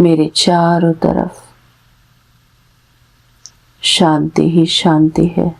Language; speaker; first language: Hindi; native; Hindi